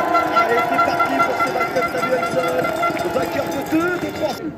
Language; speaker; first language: French; native; French